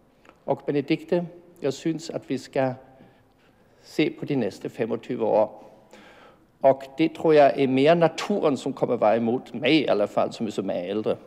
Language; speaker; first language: Danish; non-native, fluent; German